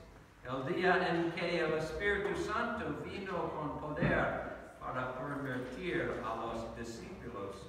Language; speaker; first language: Spanish; non-native, learner; English